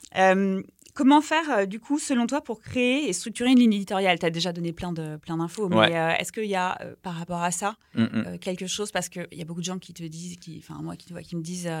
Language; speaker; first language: French; native; French